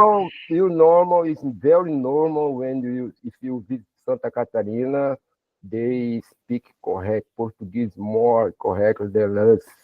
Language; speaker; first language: English; non-native, learner; Portuguese